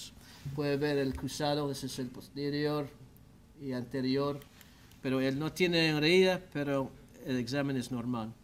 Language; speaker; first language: Spanish; non-native, learner; English